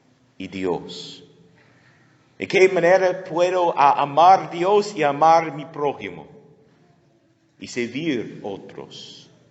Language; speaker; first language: Spanish; non-native, learner; English